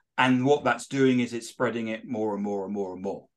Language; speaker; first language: English; native; English